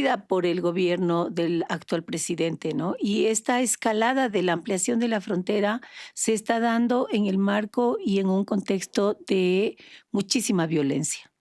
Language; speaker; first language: Spanish; native; Spanish